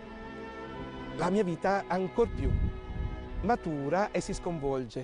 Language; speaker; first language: Italian; native; Italian